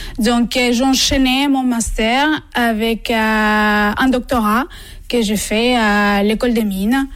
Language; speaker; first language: French; non-native, fluent; Spanish